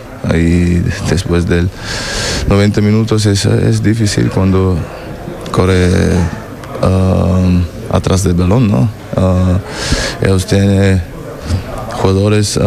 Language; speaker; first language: Spanish; non-native, learner; German